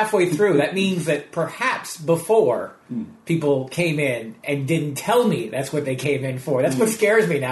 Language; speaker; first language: English; native; English